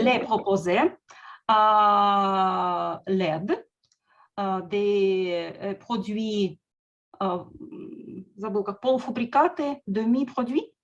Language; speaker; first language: French; non-native, learner; Russian